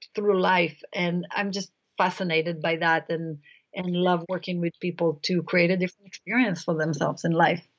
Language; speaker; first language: English; non-native, fluent; Hebrew